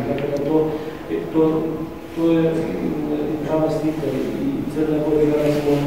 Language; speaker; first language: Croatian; non-native, fluent; Azerbaijani